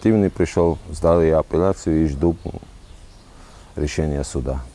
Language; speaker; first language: Russian; non-native, fluent; Georgian